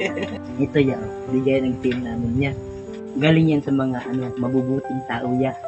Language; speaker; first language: Filipino; non-native, local second language; Cebuano